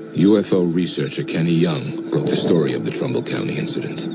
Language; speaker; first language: English; native; English